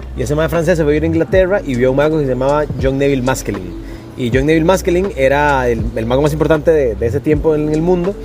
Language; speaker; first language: Spanish; native; Spanish